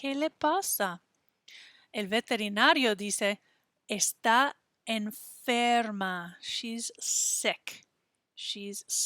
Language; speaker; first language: Spanish; non-native, fluent; English